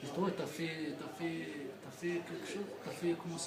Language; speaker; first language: French; non-native, learner; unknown